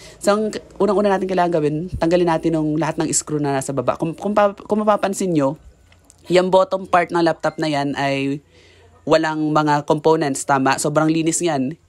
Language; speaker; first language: Filipino; native; Filipino